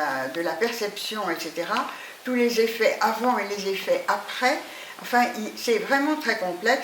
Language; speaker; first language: French; native; French